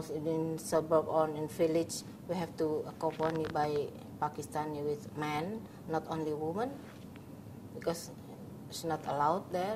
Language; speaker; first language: English; non-native, learner; Indonesian